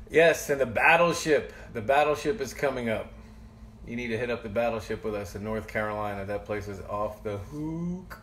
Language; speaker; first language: English; native; English